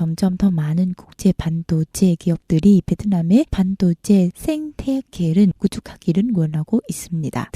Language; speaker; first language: Korean; non-native, fluent; Vietnamese